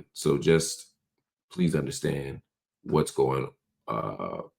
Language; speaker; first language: English; native; English